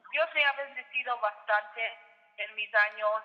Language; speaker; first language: Spanish; early bilingual, other home language; English